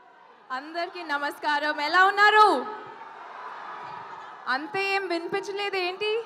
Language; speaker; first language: Telugu; non-native, local second language; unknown